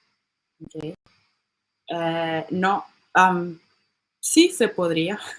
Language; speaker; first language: Spanish; non-native, learner; English